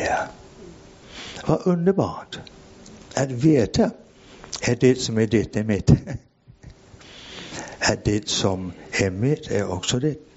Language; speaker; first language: Swedish; non-native, fluent; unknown